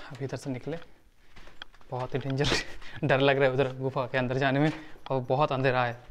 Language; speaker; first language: Hindi; native; Hindi